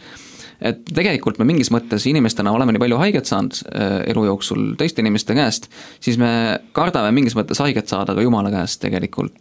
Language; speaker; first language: Estonian; native; Estonian